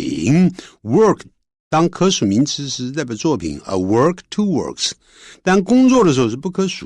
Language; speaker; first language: Chinese; native; Chinese